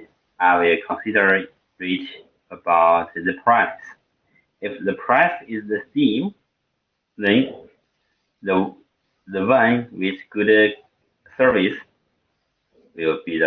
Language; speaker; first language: English; non-native, learner; Chinese